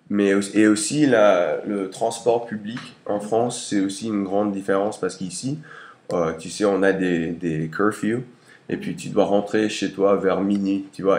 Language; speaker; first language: French; early bilingual, heritage; English